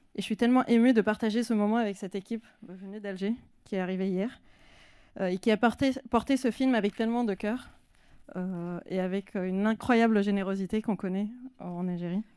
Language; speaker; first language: French; non-native, local second language; Arabic